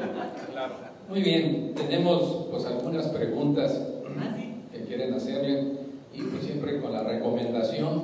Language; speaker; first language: Spanish; native; Spanish